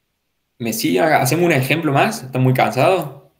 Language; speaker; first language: Spanish; native; Spanish